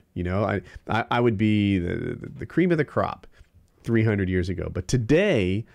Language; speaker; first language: English; native; English